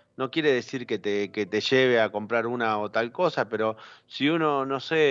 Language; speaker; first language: Spanish; native; Spanish